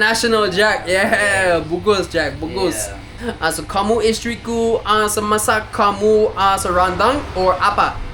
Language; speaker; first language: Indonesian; non-native, learner; English